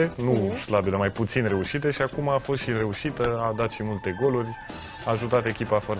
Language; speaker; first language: Romanian; native; Romanian